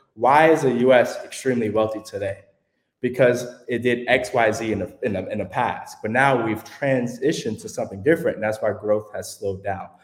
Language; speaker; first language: English; native; English